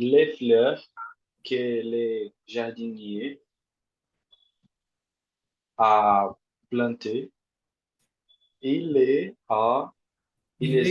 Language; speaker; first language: French; non-native, learner; Portuguese